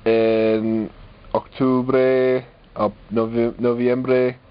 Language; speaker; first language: Spanish; non-native, learner; English